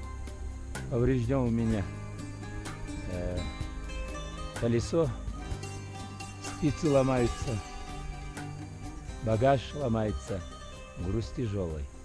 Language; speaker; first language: Russian; non-native, local second language; Uzbek